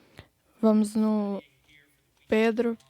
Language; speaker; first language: Portuguese; non-native, fluent; English